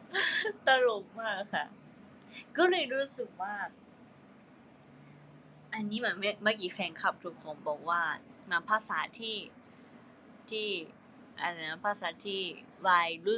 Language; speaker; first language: Thai; non-native, fluent; Japanese